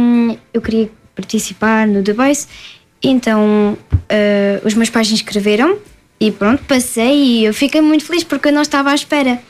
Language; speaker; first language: Portuguese; early bilingual, heritage; French